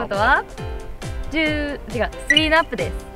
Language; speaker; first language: Japanese; native; Japanese